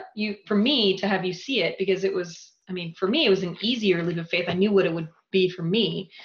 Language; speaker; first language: English; native; English